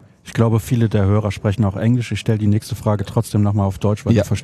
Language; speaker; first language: German; native; German